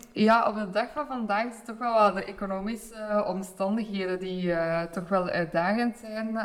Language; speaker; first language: Dutch; native; Dutch